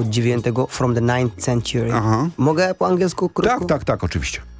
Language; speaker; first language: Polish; non-native, learner; Arabic